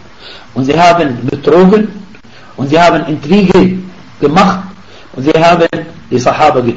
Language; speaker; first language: German; non-native, fluent; Arabic